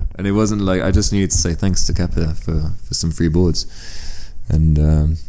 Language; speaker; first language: English; early bilingual, other home language; French